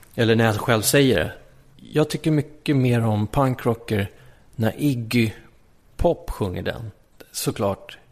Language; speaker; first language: Swedish; native; Swedish